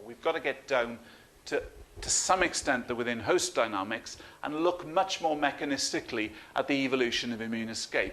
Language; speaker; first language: English; native; English